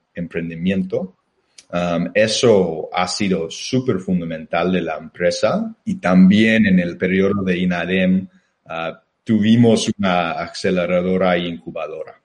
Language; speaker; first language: Spanish; non-native, fluent; English